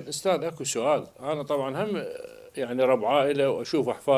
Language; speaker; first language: Arabic; native; Arabic